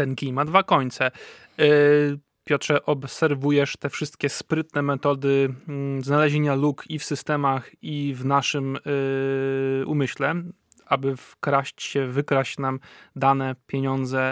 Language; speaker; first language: Polish; native; Polish